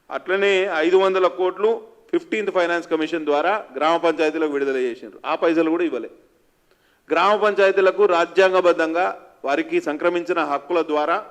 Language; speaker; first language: Telugu; native; Telugu